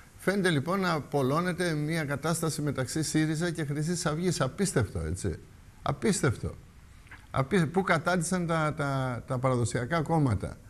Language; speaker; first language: Greek; native; Greek